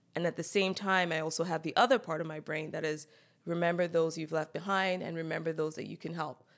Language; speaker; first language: English; native; English